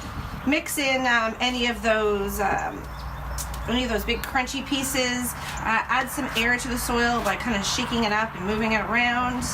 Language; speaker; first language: English; native; English